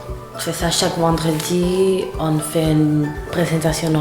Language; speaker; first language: French; non-native, fluent; Spanish